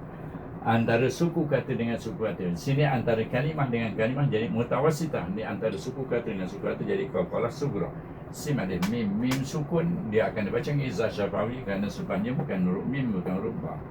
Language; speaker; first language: Malay; native; Malay